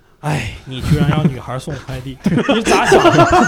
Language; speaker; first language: Chinese; native; Chinese